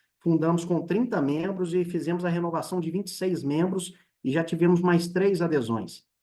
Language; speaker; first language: Portuguese; native; Portuguese